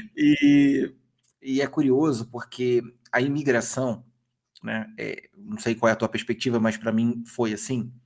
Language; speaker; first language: Portuguese; native; Portuguese